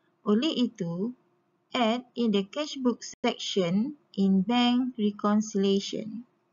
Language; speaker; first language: English; non-native, local second language; Malay